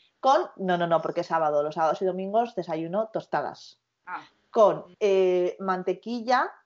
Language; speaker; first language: Spanish; native; Spanish